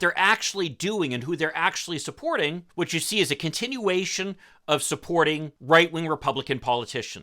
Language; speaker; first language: English; native; English